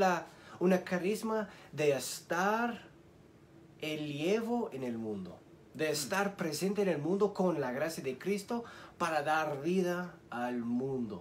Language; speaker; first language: Spanish; non-native, learner; English